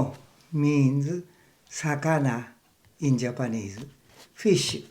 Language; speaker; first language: English; non-native, learner; Japanese